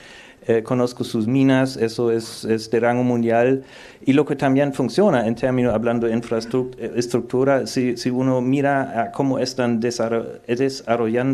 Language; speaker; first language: Spanish; non-native, fluent; German